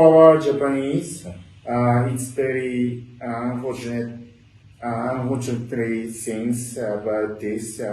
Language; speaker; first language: English; non-native, learner; Japanese